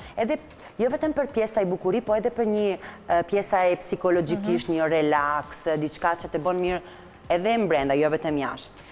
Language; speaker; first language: Albanian; non-native, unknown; Italian